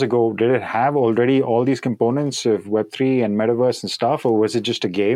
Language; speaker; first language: English; non-native, local second language; Hindi